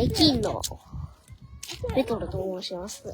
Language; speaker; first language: Japanese; native; Japanese